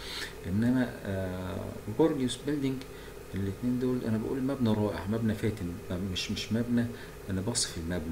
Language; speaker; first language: Arabic; native; Arabic